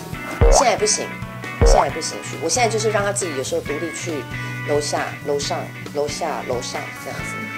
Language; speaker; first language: Chinese; native; Chinese